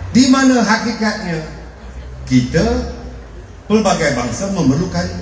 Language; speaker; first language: Malay; native; Malay